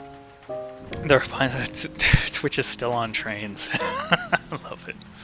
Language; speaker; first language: English; native; English